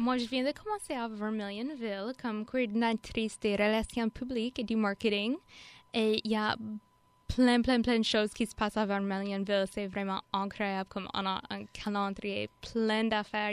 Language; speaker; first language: French; non-native, fluent; English